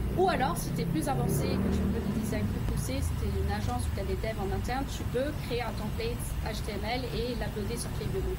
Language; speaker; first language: French; non-native, fluent; Vietnamese